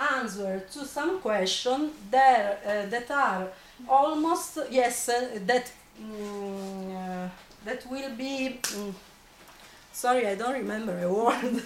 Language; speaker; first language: English; non-native, fluent; Italian